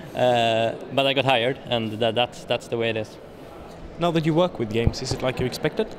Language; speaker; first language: English; non-native, fluent; Swedish